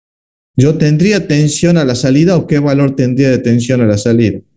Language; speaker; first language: Spanish; native; Spanish